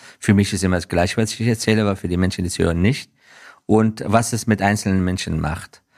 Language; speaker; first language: German; non-native, fluent; Persian